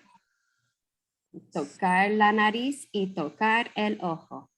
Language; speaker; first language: Spanish; non-native, fluent; English